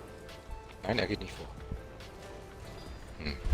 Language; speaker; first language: German; native; German